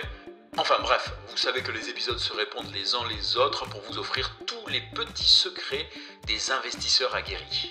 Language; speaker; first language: French; native; French